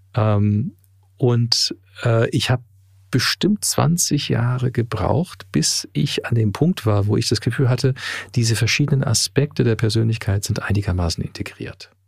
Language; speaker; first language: German; early bilingual, heritage; German